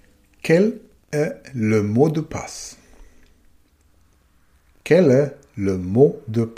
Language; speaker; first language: French; non-native, fluent; German